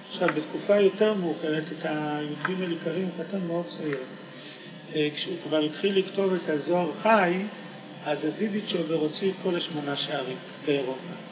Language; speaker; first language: Hebrew; native; Hebrew